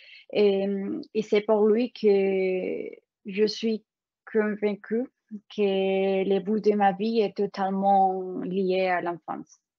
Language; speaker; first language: French; non-native, fluent; Spanish